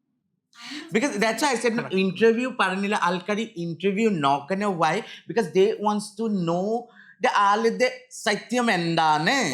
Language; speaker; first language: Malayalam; non-native, learner; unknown